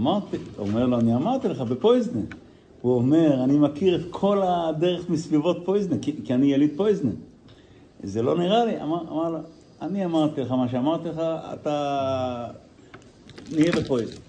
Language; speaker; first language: Hebrew; non-native, fluent; Yiddish